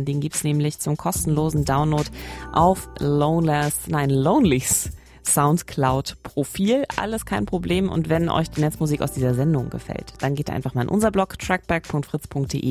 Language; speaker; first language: German; native; German